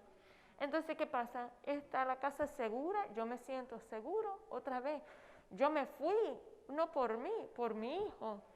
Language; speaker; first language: Spanish; non-native, fluent; English